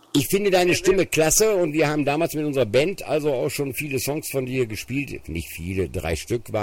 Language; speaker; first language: German; native; German